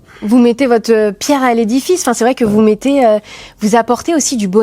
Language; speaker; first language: French; native; French